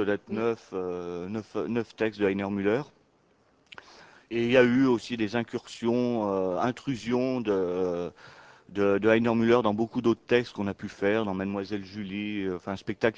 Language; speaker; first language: French; native; French